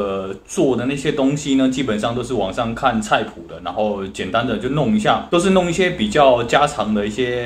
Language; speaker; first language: Chinese; native; Chinese